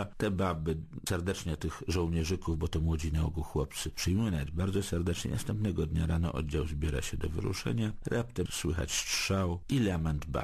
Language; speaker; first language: Polish; native; Polish